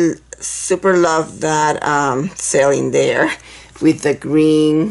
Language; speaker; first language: English; non-native, fluent; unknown